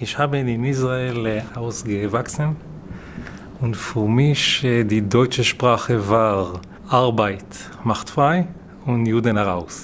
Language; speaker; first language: German; non-native, learner; Hebrew